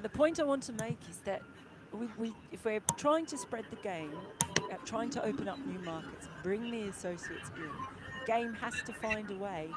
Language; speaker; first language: English; native; English